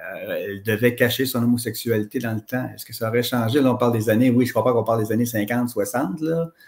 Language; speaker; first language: French; native; French